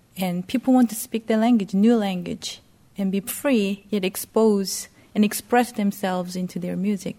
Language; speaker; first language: English; non-native, fluent; Korean